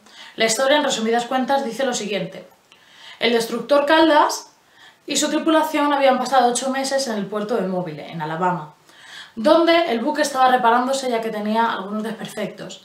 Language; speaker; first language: Spanish; native; Spanish